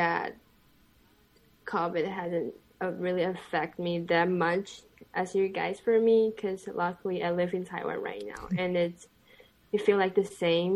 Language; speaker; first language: English; non-native, fluent; Chinese